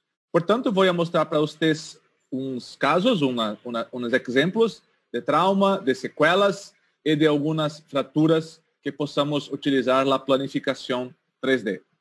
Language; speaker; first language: Portuguese; native; Portuguese